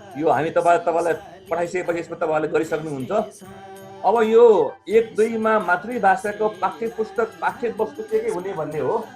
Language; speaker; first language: Nepali; non-native, local second language; Eastern Tamang